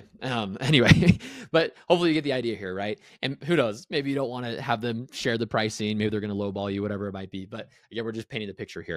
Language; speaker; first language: English; native; English